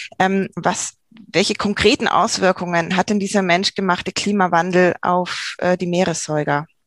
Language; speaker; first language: German; native; German